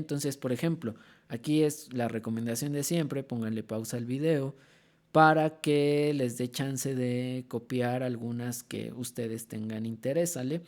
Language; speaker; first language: Spanish; native; Spanish